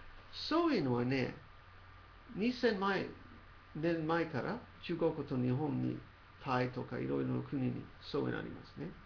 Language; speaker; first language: Japanese; non-native, learner; English